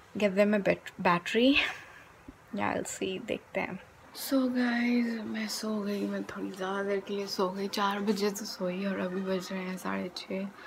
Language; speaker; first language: Hindi; native; Hindi